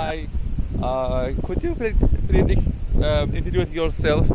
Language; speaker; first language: English; non-native, learner; Chinese